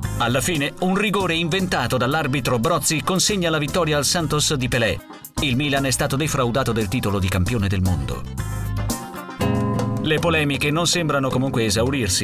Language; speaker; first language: Italian; native; Italian